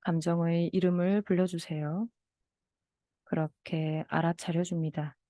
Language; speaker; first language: Korean; native; Korean